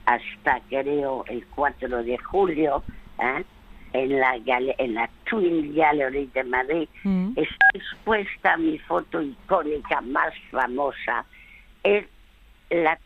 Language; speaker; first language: Spanish; early bilingual, other home language; French